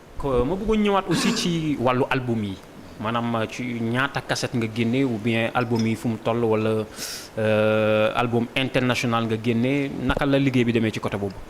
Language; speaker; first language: Wolof; native; Wolof